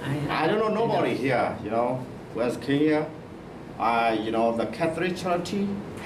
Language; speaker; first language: English; non-native, learner; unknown